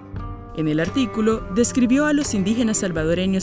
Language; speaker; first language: Spanish; native; Spanish